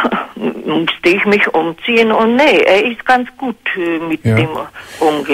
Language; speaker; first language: German; non-native, fluent; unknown